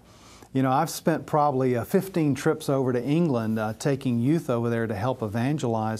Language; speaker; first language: English; native; English